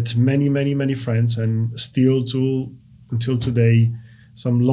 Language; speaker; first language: English; non-native, fluent; Romanian